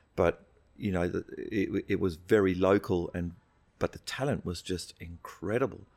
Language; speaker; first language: English; native; English